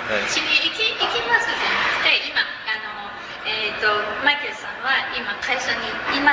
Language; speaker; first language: Japanese; native; Japanese